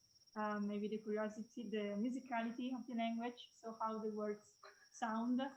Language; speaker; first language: English; non-native, fluent; Italian